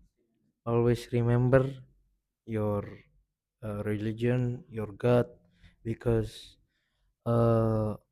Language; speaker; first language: English; non-native, learner; Indonesian